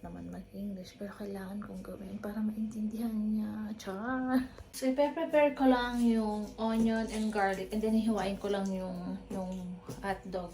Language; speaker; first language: Filipino; native; Filipino